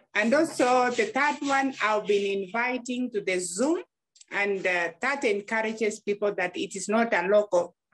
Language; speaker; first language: English; non-native, local second language; Gusii